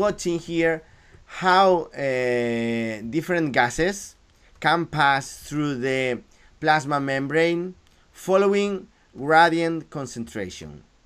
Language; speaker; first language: English; non-native, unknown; Galician